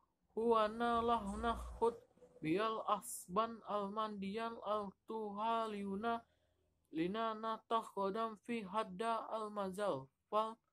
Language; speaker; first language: Arabic; non-native, learner; Indonesian